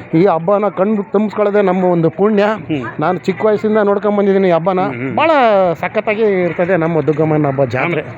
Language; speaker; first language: Kannada; native; Kannada